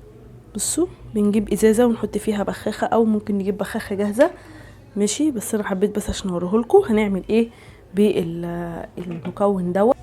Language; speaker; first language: Arabic; native; Arabic